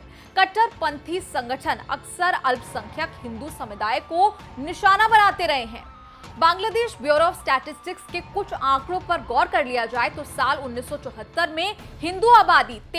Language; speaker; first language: Hindi; native; Hindi